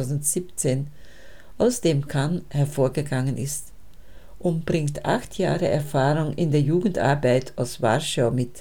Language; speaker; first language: German; native; German